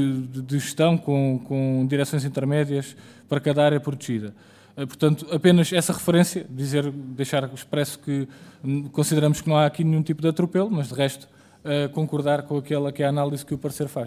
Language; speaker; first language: Portuguese; native; Portuguese